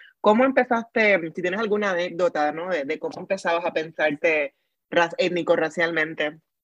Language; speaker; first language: Spanish; native; Spanish